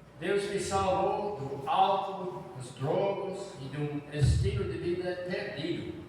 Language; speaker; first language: Portuguese; non-native, fluent; English